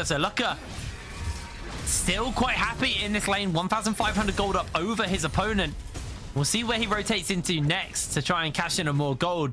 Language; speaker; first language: English; native; English